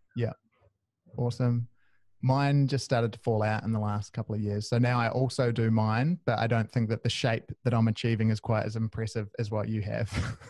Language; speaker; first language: English; native; English